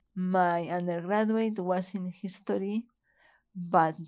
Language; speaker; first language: English; non-native, fluent; Spanish